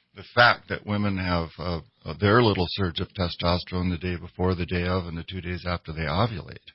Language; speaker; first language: English; native; English